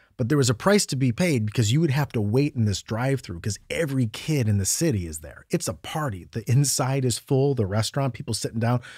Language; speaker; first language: English; native; English